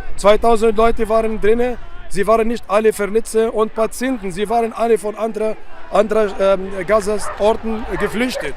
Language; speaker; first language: German; non-native, fluent; Arabic